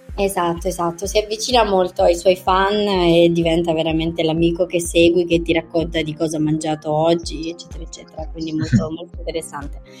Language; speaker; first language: Italian; native; Italian